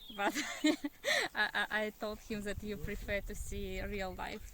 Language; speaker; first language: English; non-native, learner; Russian